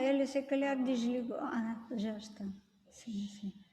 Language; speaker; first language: Portuguese; non-native, fluent; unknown